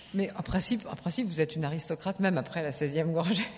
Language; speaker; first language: French; native; French